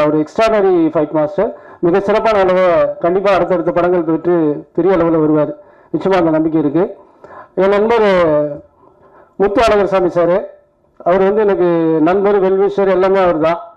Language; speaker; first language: Tamil; native; Tamil